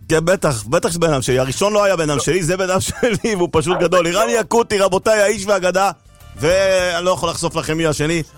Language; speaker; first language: Hebrew; native; Hebrew